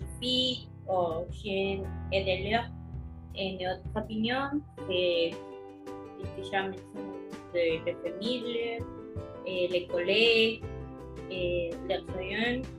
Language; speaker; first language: French; non-native, learner; Spanish